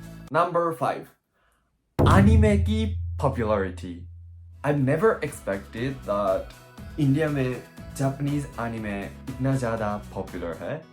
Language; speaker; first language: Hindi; non-native, learner; Japanese